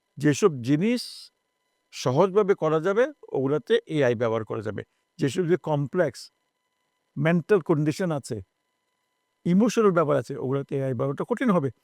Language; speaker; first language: Bangla; native; Bangla